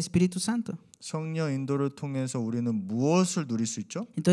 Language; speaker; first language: Spanish; non-native, learner; Korean